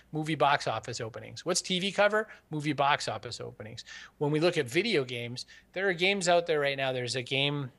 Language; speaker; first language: English; native; English